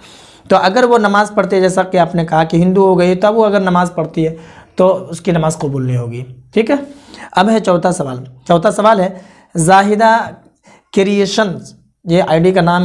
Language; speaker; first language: Hindi; native; Hindi